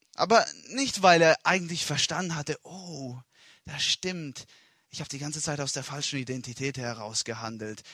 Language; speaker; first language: German; non-native, fluent; Italian